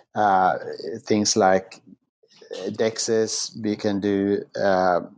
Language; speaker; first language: English; non-native, fluent; Swedish